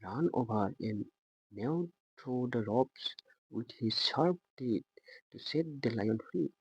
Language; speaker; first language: English; non-native, local second language; Assamese